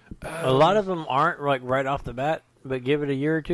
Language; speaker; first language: English; native; English